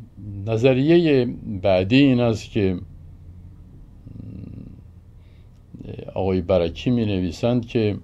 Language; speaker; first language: Persian; native; Persian